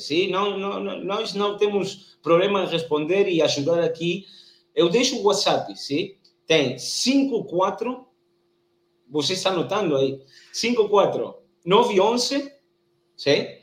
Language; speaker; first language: Portuguese; non-native, learner; Spanish